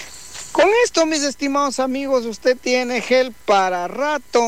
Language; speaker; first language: Spanish; native; Spanish